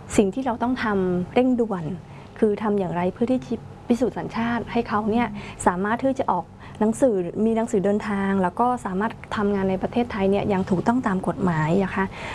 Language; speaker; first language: Thai; non-native, fluent; Khmer